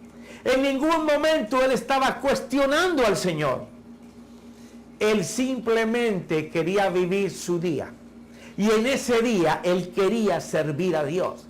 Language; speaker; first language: Spanish; native; Spanish